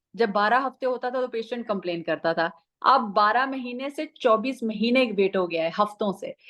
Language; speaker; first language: Urdu; non-native, fluent; Persian